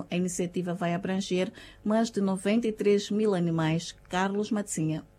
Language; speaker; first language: Portuguese; native; Portuguese